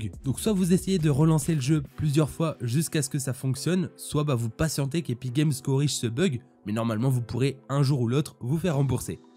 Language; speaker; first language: French; native; French